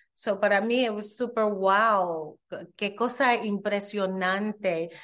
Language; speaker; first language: Spanish; early bilingual, heritage; Spanish